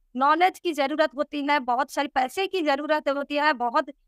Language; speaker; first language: Hindi; non-native, local second language; Bangla